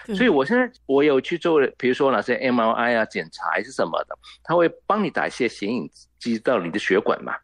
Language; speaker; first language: Chinese; non-native, local second language; Cantonese